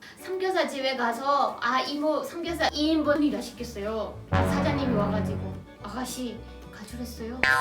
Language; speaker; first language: Korean; non-native, fluent; Burmese